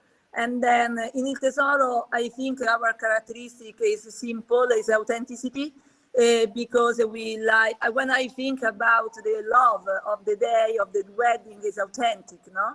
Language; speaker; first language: English; non-native, learner; Italian